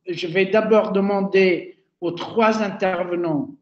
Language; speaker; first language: French; non-native, local second language; Arabic